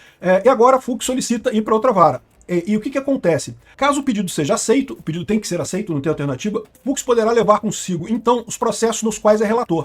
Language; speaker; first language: Portuguese; native; Portuguese